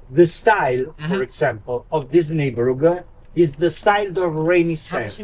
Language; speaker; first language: English; non-native, learner; Italian